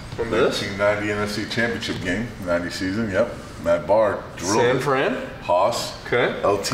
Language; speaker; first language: English; native; English